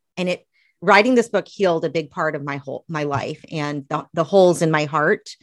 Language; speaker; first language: English; native; English